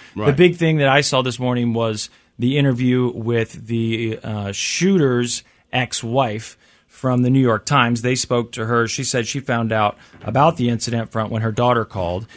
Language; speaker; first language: English; native; English